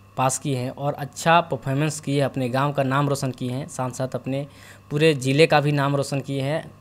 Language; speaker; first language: Hindi; native; Hindi